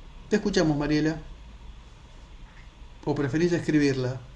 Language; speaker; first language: Spanish; native; Spanish